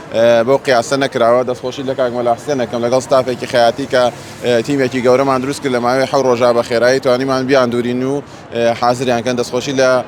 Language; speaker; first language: Central Kurdish; native; Central Kurdish